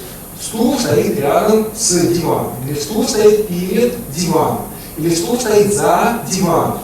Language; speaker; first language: Russian; native; Russian